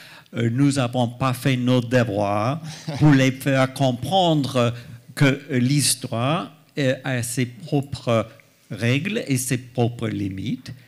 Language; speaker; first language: French; non-native, fluent; English